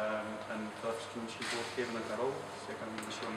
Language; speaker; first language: Dutch; native; Dutch